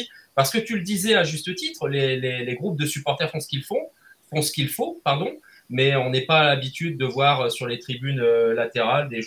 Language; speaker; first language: French; native; French